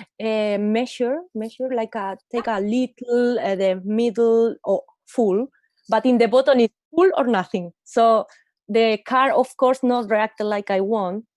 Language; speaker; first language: English; non-native, learner; Spanish